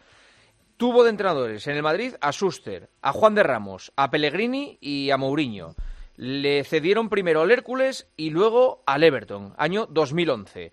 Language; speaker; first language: Spanish; native; Spanish